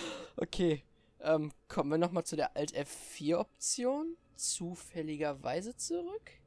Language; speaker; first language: German; native; German